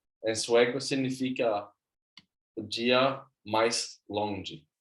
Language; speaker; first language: Portuguese; non-native, learner; Swedish